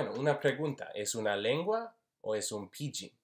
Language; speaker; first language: Spanish; non-native, fluent; English